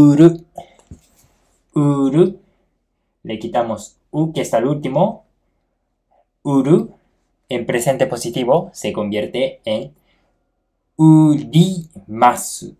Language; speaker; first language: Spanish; non-native, fluent; Japanese